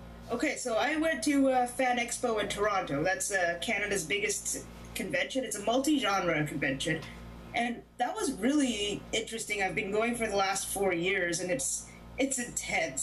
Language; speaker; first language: English; native; English